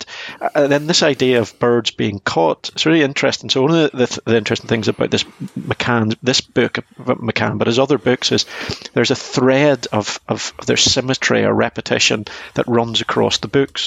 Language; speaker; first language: English; native; English